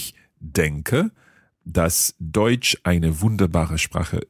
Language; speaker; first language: German; non-native, learner; English